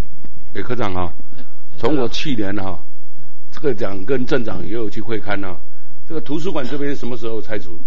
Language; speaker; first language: Chinese; non-native, local second language; Min Nan Chinese